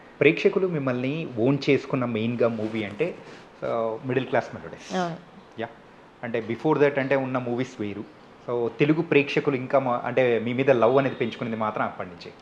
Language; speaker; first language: Telugu; native; Telugu